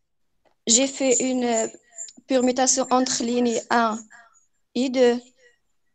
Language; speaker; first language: French; non-native, local second language; Arabic